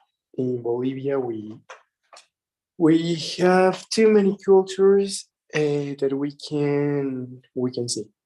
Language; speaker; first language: English; non-native, learner; Spanish